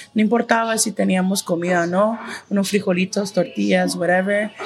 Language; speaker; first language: Spanish; early bilingual, heritage; Spanish